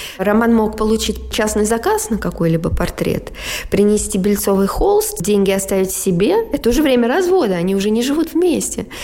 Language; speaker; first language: Russian; native; Russian